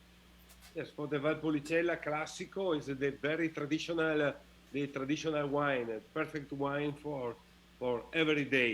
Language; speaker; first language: English; non-native, learner; Italian